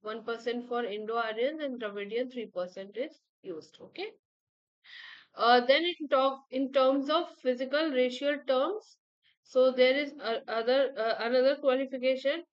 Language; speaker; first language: English; non-native, local second language; Hindi